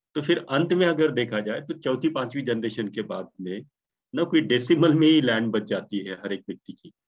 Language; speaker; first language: Hindi; non-native, local second language; Marathi